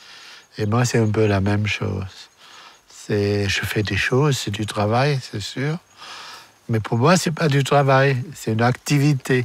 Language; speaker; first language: French; non-native, fluent; German